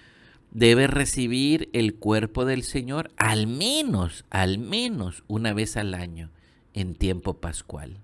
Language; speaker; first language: Spanish; native; Spanish